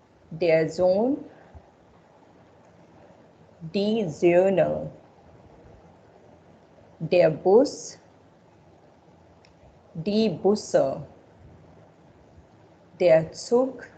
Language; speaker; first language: German; non-native, fluent; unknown